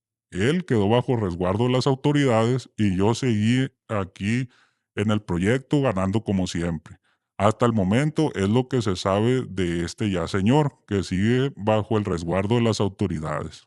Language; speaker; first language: Spanish; native; Spanish